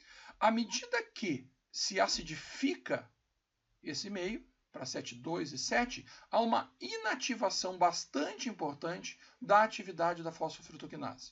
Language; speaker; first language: Portuguese; native; Portuguese